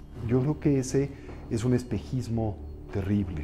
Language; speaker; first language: Spanish; native; Spanish